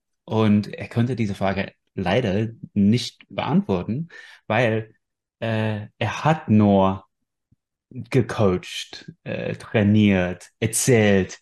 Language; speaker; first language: German; non-native, fluent; English